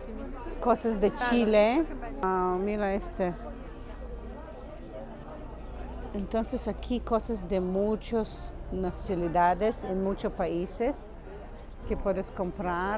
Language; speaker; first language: Spanish; non-native, learner; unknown